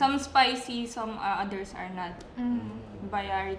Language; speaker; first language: English; non-native, local second language; Filipino